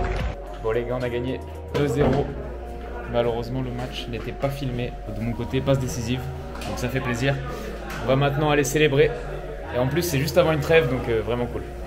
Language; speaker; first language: French; native; French